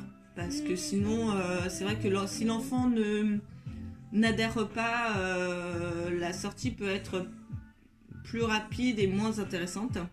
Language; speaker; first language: French; native; French